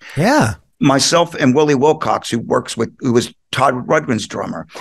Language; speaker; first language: English; native; English